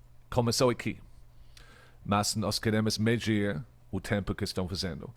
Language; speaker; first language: Portuguese; non-native, fluent; English